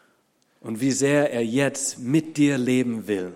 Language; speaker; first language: German; non-native, fluent; English